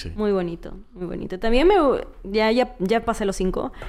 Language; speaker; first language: Spanish; native; Spanish